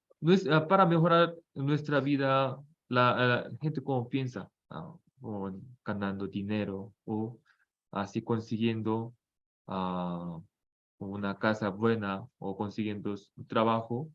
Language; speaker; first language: Spanish; non-native, fluent; Korean